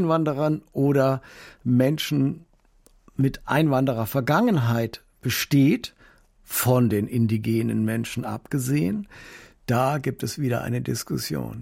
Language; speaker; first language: German; native; German